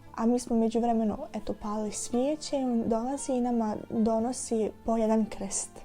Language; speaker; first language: Bosnian; native; Bosnian